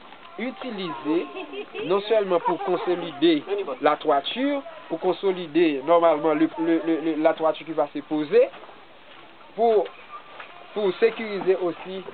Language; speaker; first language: French; non-native, local second language; Haitian Creole